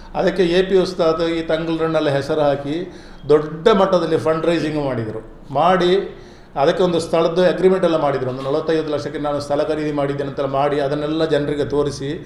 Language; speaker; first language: Kannada; non-native, local second language; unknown